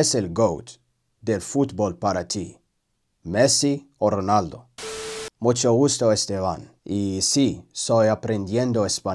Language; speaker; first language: Spanish; non-native, learner; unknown